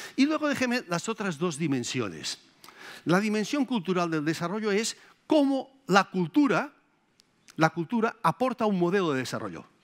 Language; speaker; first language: Spanish; native; Spanish